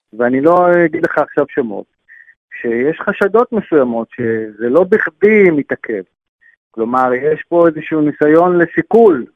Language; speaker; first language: Hebrew; native; Hebrew